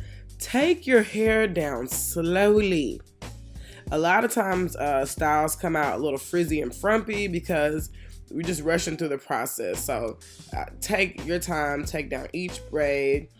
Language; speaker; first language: English; native; English